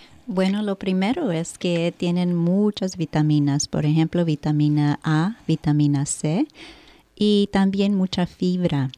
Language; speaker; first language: Spanish; early bilingual, heritage; Spanish